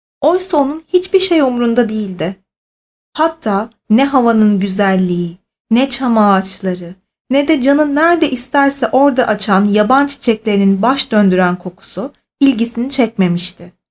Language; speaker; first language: Turkish; native; Turkish